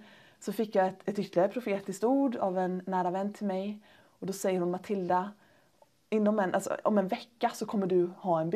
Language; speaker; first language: Swedish; native; Swedish